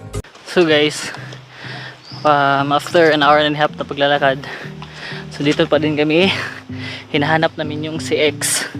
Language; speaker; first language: Filipino; non-native, local second language; Cebuano